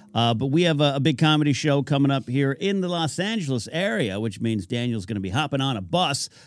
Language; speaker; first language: English; native; English